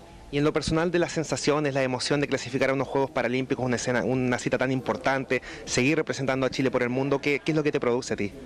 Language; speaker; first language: Spanish; native; Spanish